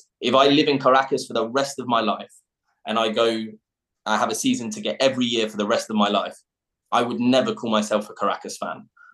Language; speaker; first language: English; native; English